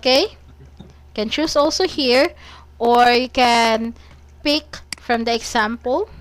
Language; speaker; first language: English; non-native, fluent; Cebuano